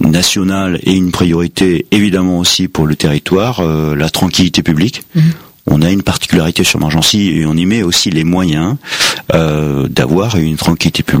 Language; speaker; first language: French; native; French